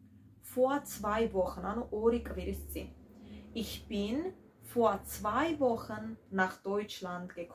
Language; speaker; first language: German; non-native, fluent; Georgian